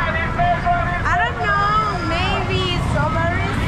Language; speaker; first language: English; non-native, learner; Spanish